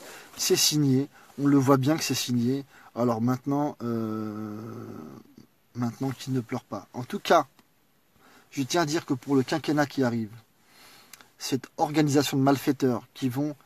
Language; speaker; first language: French; native; French